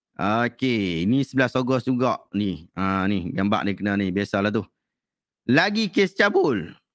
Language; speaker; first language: Malay; native; Malay